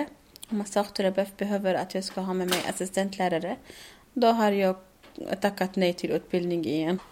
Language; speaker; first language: Swedish; non-native, learner; Arabic